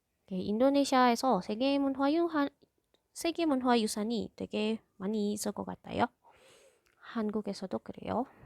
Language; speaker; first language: Korean; non-native, fluent; Indonesian